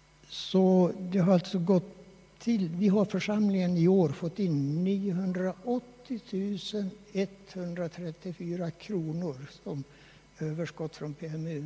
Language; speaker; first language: Swedish; native; Swedish